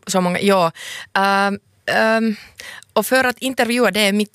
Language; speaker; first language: Swedish; non-native, local second language; Finnish